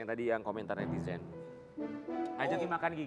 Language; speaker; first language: Indonesian; native; Indonesian